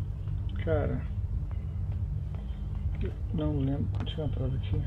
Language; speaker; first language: Portuguese; native; Portuguese